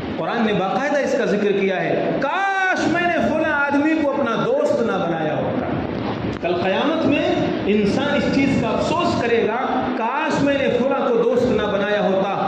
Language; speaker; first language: Urdu; native; Urdu